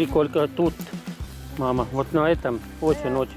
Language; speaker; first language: Russian; early bilingual, heritage; Russian